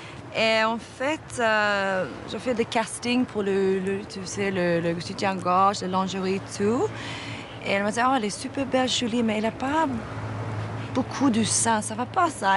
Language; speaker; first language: French; non-native, fluent; Swedish